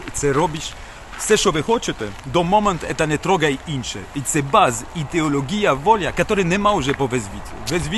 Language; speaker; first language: Ukrainian; non-native, learner; French